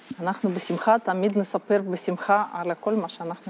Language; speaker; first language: Hebrew; non-native, fluent; Russian